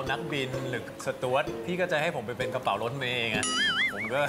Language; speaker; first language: Thai; non-native, fluent; English